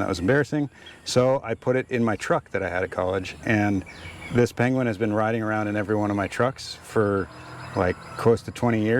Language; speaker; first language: English; native; English